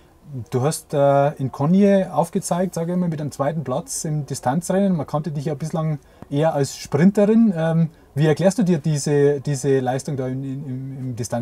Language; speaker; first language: German; native; German